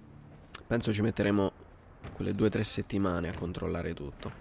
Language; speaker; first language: Italian; native; Italian